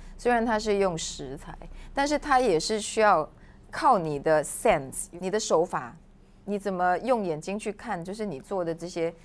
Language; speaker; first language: Chinese; non-native, local second language; English